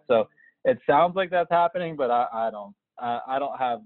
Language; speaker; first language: English; native; English